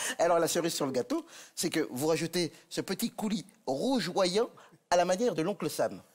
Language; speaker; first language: French; native; French